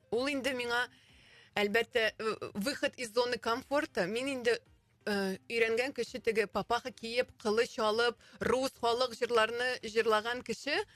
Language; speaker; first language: Tatar; non-native, local second language; Russian